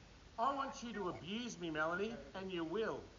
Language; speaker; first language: English; native; English